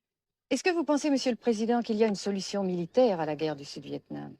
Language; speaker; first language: French; native; French